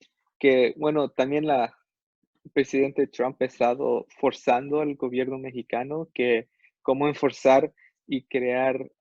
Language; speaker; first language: Spanish; non-native, fluent; English